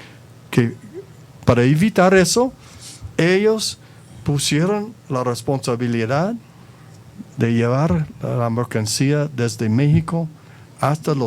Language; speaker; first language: Spanish; non-native, fluent; English